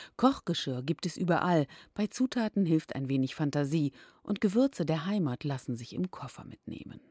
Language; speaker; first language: German; native; German